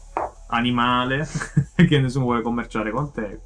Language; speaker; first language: Italian; native; Italian